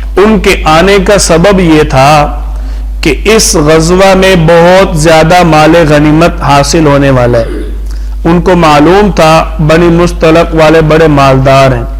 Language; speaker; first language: Urdu; non-native, local second language; Punjabi